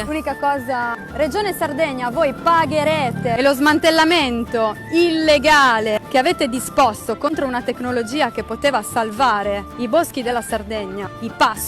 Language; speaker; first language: Italian; native; Italian